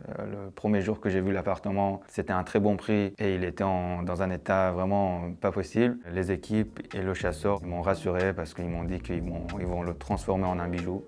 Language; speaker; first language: French; non-native, fluent; Persian